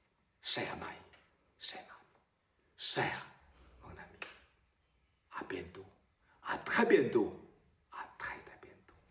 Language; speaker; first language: French; non-native, learner; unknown